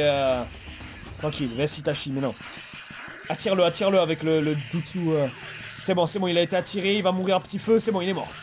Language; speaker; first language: French; native; French